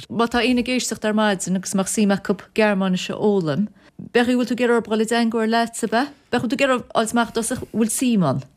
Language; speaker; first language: Irish; native; Irish